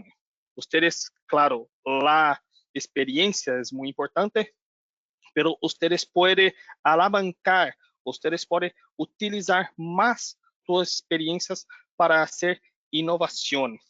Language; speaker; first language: Spanish; non-native, learner; Portuguese